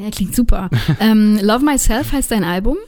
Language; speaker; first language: German; native; German